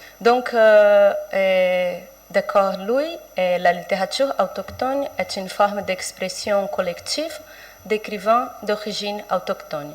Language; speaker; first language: French; non-native, fluent; Portuguese